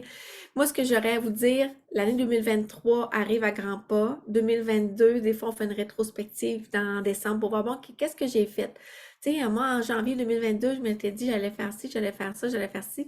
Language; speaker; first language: French; native; French